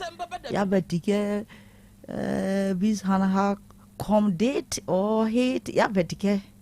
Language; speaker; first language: Norwegian; non-native, learner; Akan